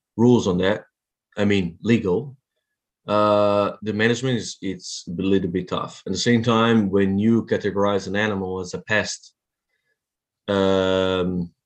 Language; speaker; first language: English; non-native, fluent; Italian